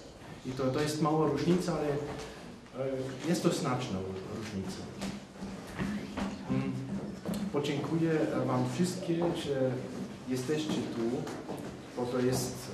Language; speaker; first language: Polish; non-native, fluent; German